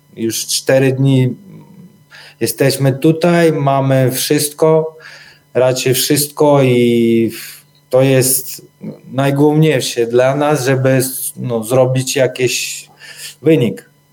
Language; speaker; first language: Polish; non-native, learner; Ukrainian